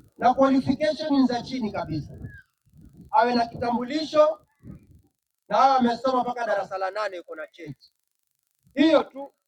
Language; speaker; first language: Swahili; native; Swahili